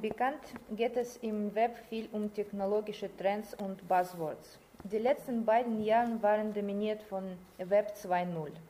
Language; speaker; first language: German; non-native, learner; Russian